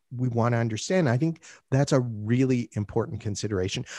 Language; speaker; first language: English; native; English